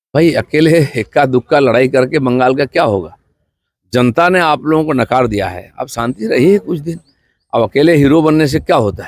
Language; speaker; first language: Hindi; non-native, local second language; Bangla